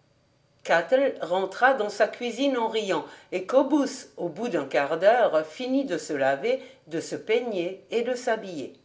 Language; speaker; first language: French; native; French